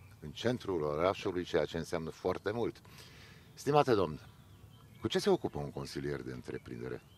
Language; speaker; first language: Romanian; non-native, local second language; Hungarian